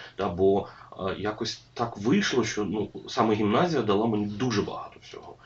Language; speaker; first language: Ukrainian; non-native, local second language; Russian